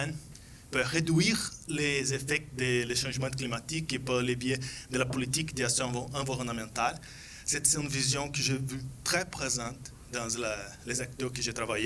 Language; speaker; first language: French; non-native, fluent; Portuguese